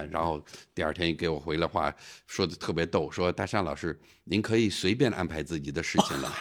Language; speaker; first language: Chinese; non-native, fluent; English